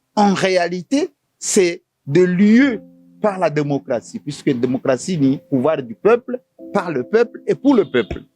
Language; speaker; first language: French; non-native, local second language; Swahili